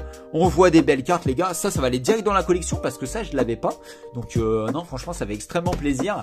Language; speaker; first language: French; native; French